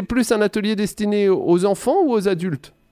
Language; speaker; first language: French; native; French